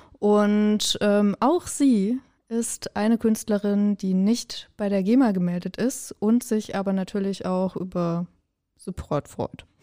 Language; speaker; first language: German; native; German